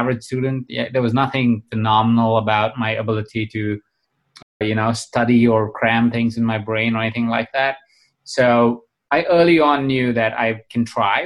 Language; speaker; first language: English; non-native, local second language; Hindi